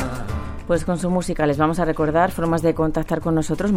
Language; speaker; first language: Spanish; native; Spanish